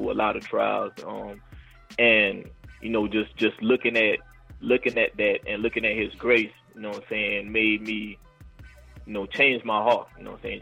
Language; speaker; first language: English; native; English